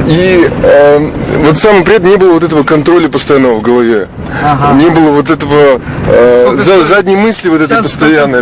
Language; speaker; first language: Russian; native; Russian